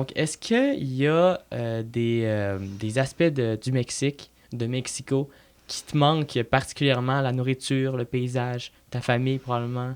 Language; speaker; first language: French; native; French